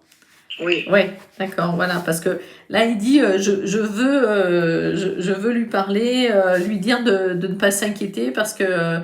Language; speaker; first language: French; native; French